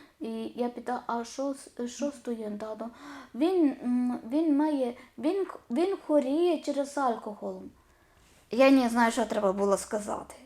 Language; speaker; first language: Ukrainian; non-native, learner; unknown